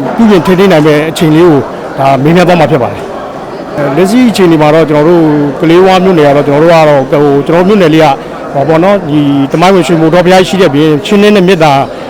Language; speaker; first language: Burmese; native; Burmese